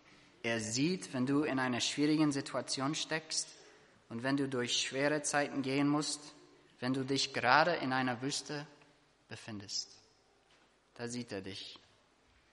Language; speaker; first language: German; non-native, fluent; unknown